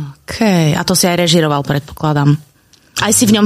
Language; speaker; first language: Slovak; native; Slovak